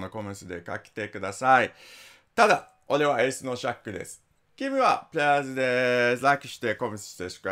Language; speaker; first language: Japanese; non-native, learner; English